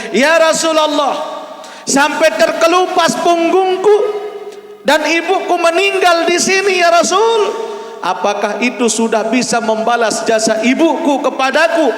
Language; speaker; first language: Malay; non-native, local second language; Sasak